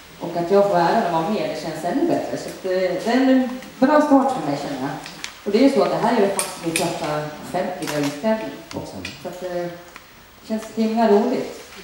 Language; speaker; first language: Swedish; early bilingual, other home language; Finnish